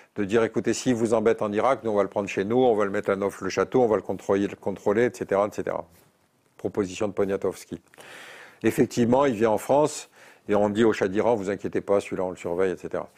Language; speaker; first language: French; native; French